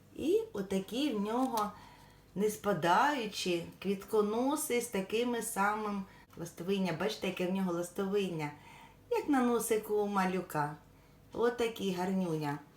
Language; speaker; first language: Ukrainian; native; Ukrainian